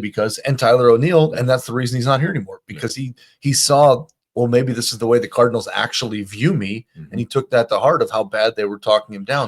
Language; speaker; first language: English; native; English